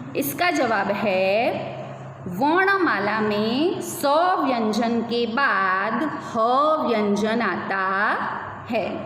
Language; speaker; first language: Hindi; non-native, local second language; Gujarati